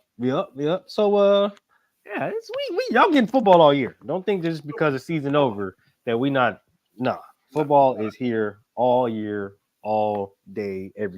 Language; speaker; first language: English; native; English